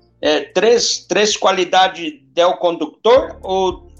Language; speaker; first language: Spanish; non-native, learner; Portuguese